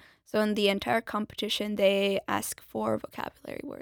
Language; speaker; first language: English; early bilingual, other home language; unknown